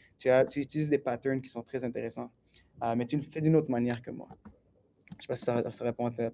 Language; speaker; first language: French; native; French